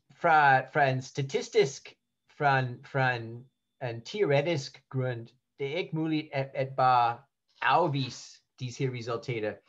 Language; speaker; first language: Danish; non-native, learner; English